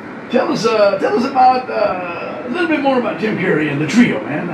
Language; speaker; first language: English; early bilingual, other home language; Spanish